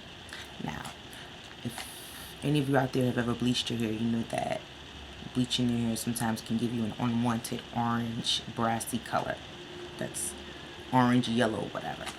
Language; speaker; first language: English; native; English